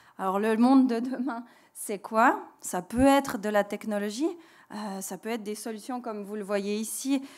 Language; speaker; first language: French; native; French